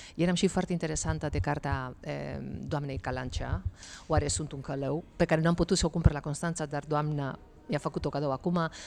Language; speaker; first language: Romanian; non-native, fluent; Spanish